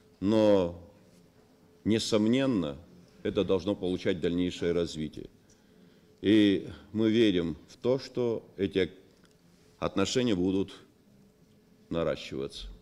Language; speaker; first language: Russian; non-native, local second language; Abkhazian